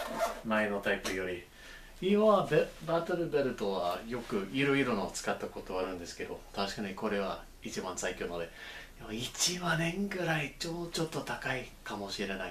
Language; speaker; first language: Japanese; non-native, fluent; English